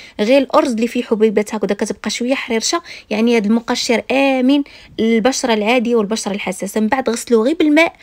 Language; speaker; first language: Arabic; native; Arabic